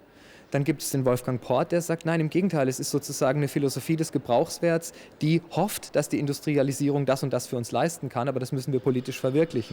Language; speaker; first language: German; native; German